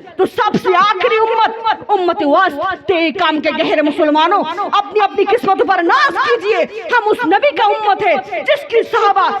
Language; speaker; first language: Urdu; non-native, local second language; Bangla